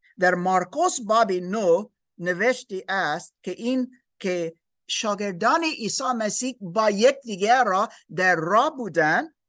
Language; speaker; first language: Persian; non-native, learner; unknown